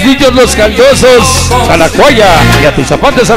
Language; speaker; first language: Spanish; native; Spanish